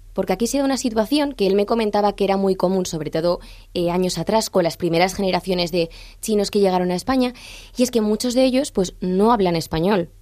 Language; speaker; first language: Spanish; native; Spanish